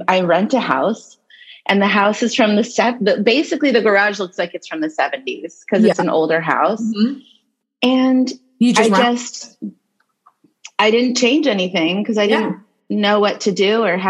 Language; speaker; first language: English; native; English